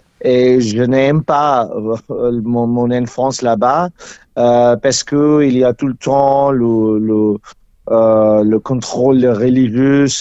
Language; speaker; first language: French; non-native, learner; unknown